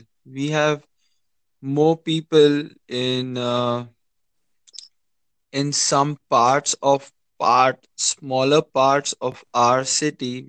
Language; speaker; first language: English; non-native, local second language; Hindi